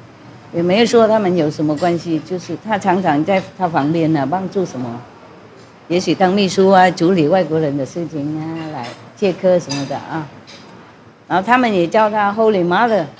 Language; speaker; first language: Chinese; non-native, fluent; Vietnamese